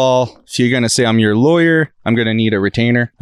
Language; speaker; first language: English; non-native, fluent; French